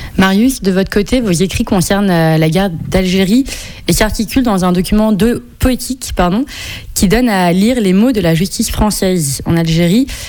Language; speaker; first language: French; native; French